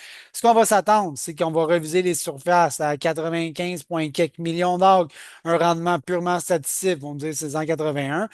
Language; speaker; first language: French; native; French